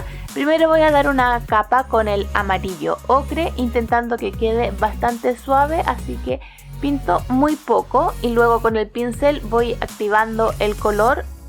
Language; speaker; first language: Spanish; native; Spanish